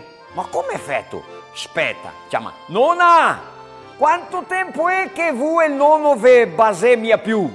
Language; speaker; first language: Italian; early bilingual, heritage; Italian